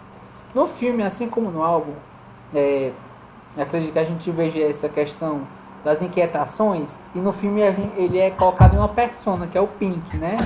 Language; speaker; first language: Portuguese; native; Portuguese